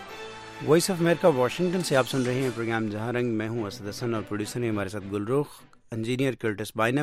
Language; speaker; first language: Urdu; native; Urdu